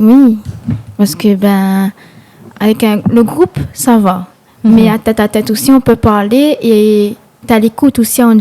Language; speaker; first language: French; non-native, local second language; Réunion Creole French